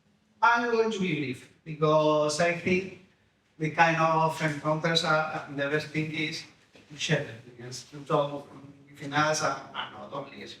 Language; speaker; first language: English; non-native, fluent; Spanish